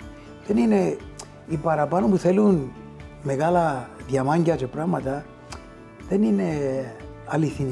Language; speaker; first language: Greek; early bilingual, heritage; Greek